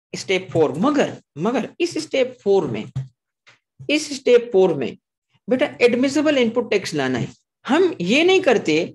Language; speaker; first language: Urdu; non-native, local second language; Sindhi